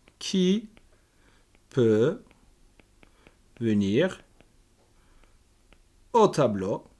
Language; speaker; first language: French; non-native, fluent; Turkish